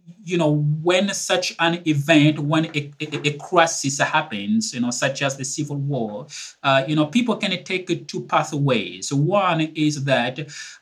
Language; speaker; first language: English; non-native, fluent; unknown